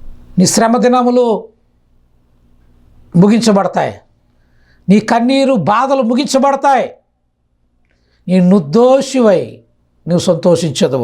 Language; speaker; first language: Telugu; native; Telugu